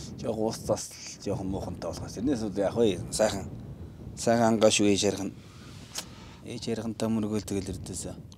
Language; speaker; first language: Mongolian; native; Mongolian